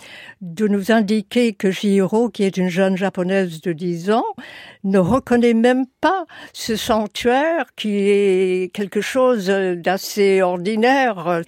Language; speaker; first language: French; non-native, fluent; English